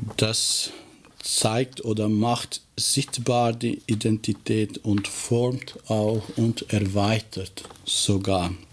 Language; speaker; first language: German; non-native, fluent; Albanian